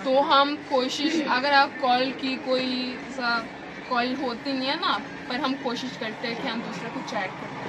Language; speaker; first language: Hindi; non-native, learner; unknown